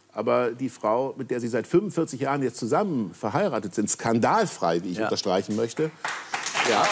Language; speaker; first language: German; native; German